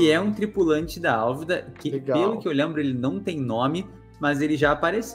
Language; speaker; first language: Portuguese; native; Portuguese